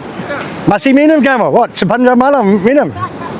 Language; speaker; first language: Indonesian; non-native, learner; English